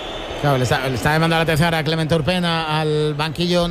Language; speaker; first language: Spanish; native; Spanish